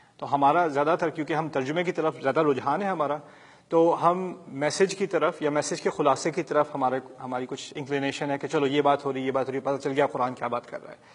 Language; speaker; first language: Urdu; early bilingual, heritage; Urdu